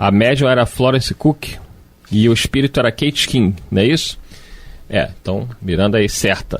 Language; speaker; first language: Portuguese; native; Portuguese